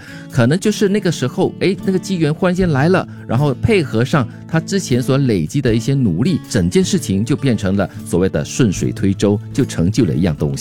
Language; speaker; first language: Chinese; native; Chinese